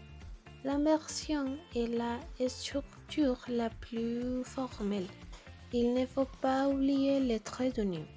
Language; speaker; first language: French; non-native, learner; Spanish